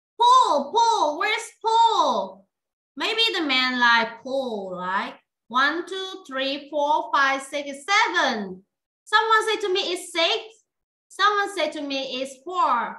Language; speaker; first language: English; non-native, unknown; Vietnamese